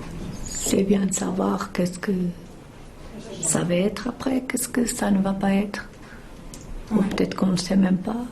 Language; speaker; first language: French; non-native, fluent; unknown